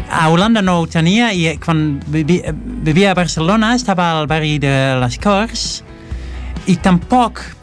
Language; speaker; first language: Catalan; non-native, fluent; Dutch